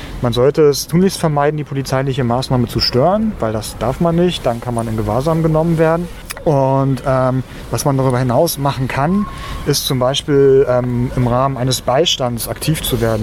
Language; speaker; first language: German; native; German